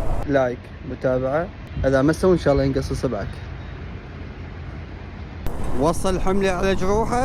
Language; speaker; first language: Arabic; native; Arabic